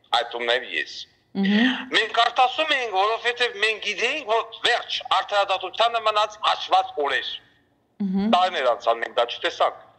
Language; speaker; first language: Armenian; native; Armenian